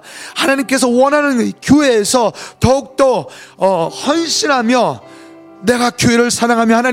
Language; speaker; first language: Korean; native; Korean